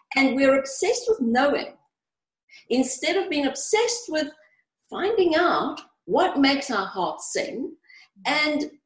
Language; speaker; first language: English; early bilingual, other home language; Greek